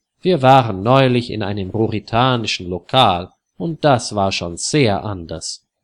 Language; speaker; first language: German; native; German